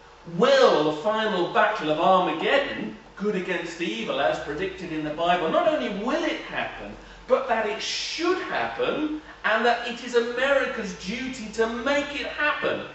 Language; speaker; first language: English; native; English